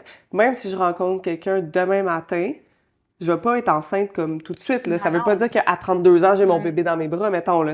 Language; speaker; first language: French; native; French